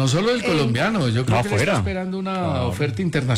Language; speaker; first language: Spanish; native; Spanish